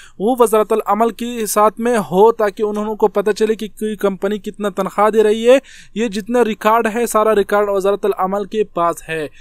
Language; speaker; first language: Urdu; non-native, local second language; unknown